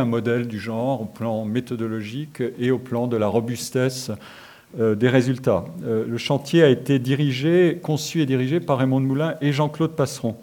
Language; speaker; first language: French; native; French